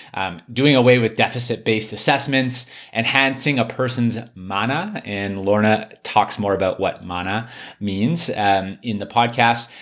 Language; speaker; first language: English; native; English